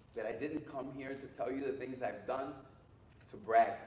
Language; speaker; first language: English; early bilingual, other home language; Spanish